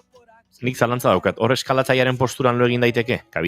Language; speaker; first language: Basque; native; Basque